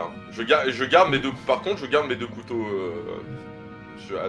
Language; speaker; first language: French; native; French